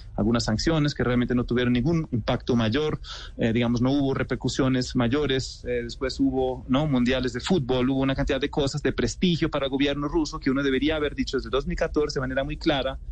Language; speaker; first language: Spanish; non-native, fluent; German